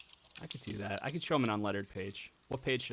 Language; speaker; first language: English; native; English